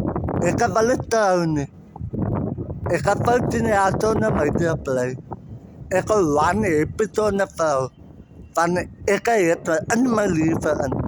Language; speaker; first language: Dutch; non-native, learner; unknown